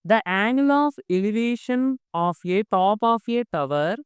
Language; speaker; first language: English; non-native, local second language; Telugu